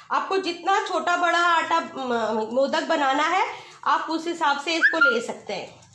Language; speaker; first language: Hindi; native; Hindi